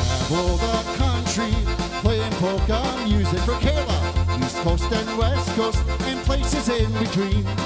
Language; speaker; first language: English; native; English